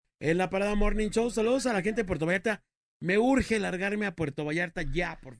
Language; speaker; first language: Spanish; native; Spanish